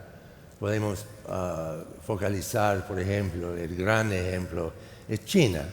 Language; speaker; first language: Spanish; non-native, fluent; English